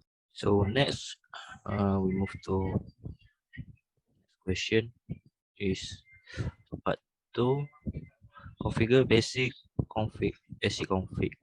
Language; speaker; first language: English; non-native, local second language; Malay